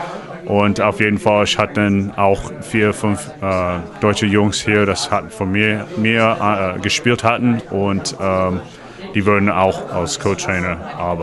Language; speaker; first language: German; non-native, learner; English